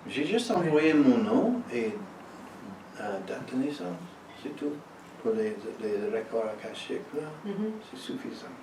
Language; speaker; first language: French; early bilingual, heritage; French